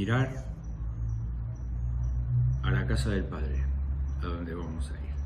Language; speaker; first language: Spanish; native; Spanish